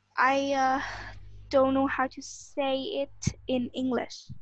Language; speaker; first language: English; non-native, learner; Vietnamese